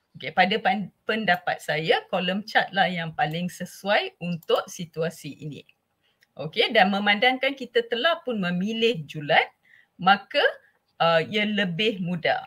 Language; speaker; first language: Malay; non-native, local second language; Tamil